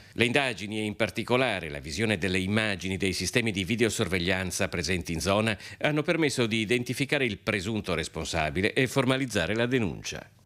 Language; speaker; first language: Italian; native; Italian